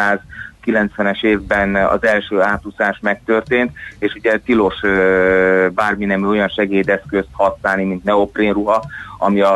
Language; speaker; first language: Hungarian; native; Hungarian